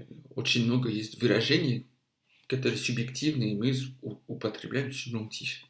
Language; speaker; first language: Russian; non-native, fluent; French